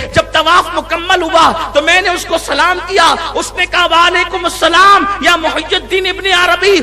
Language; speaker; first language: Urdu; native; Urdu